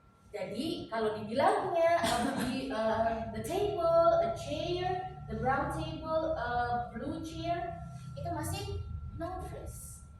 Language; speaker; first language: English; non-native, fluent; Indonesian